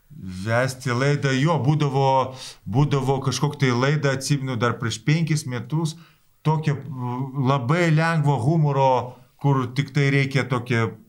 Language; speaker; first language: Lithuanian; non-native, local second language; Polish